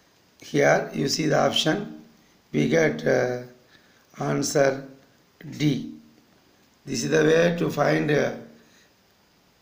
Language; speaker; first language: English; non-native, local second language; Tamil